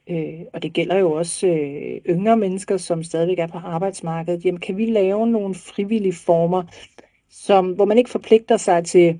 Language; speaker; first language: Danish; native; Danish